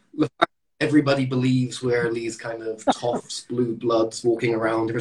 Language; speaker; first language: English; native; English